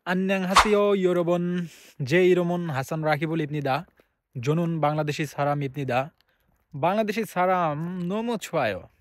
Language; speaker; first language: Korean; non-native, learner; Bangla